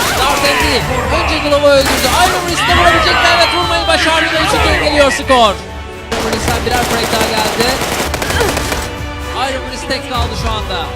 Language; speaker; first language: Turkish; native; Turkish